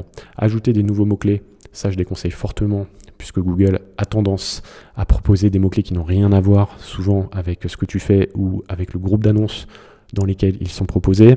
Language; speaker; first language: French; native; French